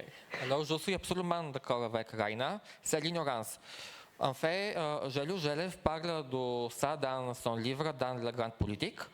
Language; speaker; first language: French; non-native, fluent; Bulgarian